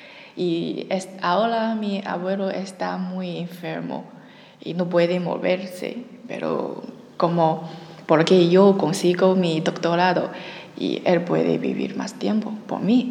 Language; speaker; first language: Spanish; non-native, learner; Chinese